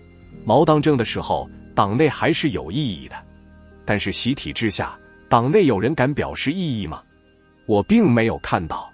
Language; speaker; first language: Chinese; native; Chinese